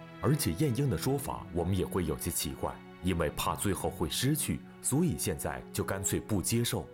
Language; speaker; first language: Chinese; native; Chinese